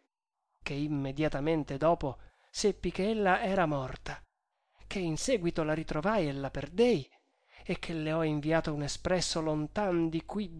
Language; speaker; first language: Italian; native; Italian